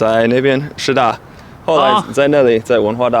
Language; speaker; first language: Chinese; non-native, fluent; English